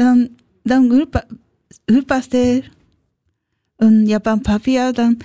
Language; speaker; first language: German; non-native, learner; Japanese